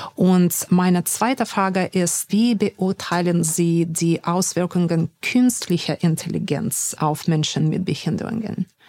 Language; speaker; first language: German; non-native, fluent; English